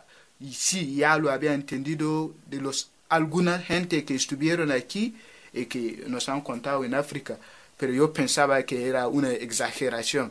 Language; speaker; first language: Spanish; non-native, fluent; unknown